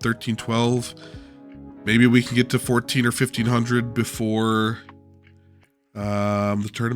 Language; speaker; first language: English; native; English